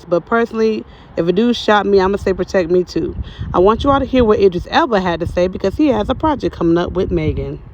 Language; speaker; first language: English; native; English